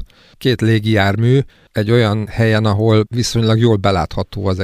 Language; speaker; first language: Hungarian; native; Hungarian